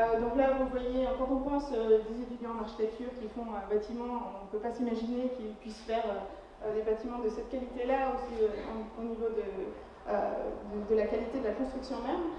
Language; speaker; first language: French; native; French